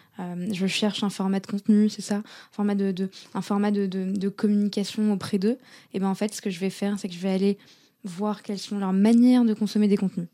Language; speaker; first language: French; native; French